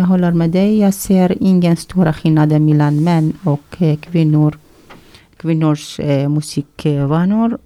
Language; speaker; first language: Swedish; non-native, learner; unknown